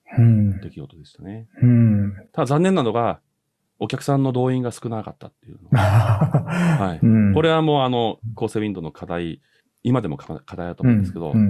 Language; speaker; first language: Japanese; native; Japanese